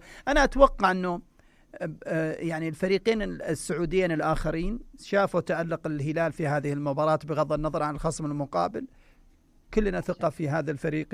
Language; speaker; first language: Arabic; native; Arabic